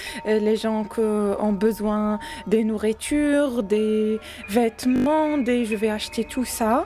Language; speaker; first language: French; non-native, learner; Arabic